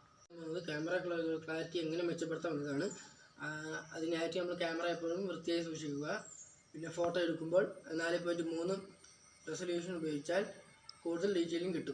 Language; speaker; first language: Malayalam; native; Malayalam